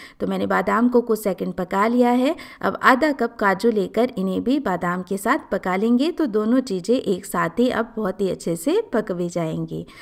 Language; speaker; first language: Hindi; native; Hindi